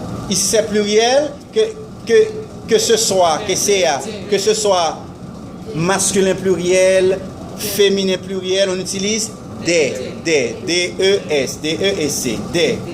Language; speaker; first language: French; non-native, fluent; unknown